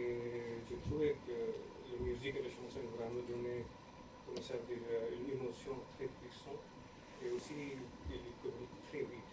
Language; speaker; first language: French; non-native, learner; English